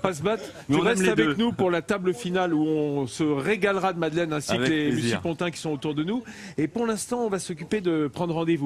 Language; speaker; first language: French; native; French